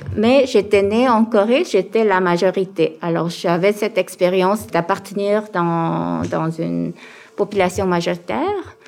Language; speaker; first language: French; early bilingual, other home language; Korean